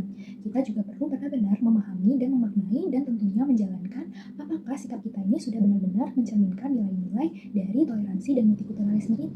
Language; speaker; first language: Indonesian; native; Indonesian